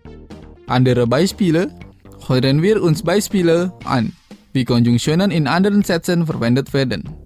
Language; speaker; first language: German; non-native, fluent; Indonesian